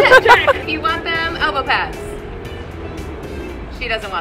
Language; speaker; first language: English; native; English